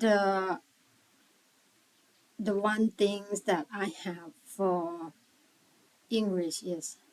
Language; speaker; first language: English; non-native, learner; Thai